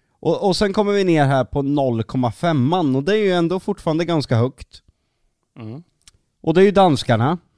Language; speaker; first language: Swedish; native; Swedish